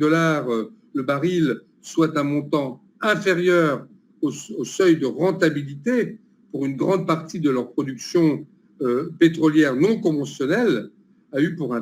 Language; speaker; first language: French; native; French